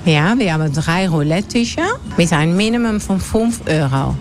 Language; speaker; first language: German; non-native, learner; Dutch